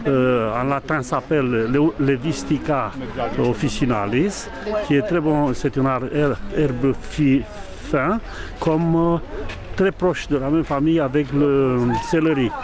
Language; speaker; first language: French; non-native, learner; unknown